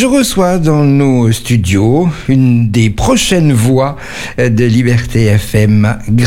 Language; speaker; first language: French; native; French